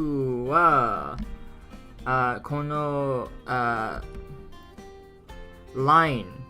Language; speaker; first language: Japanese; non-native, learner; English